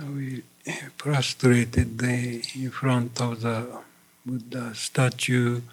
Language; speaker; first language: English; non-native, fluent; Japanese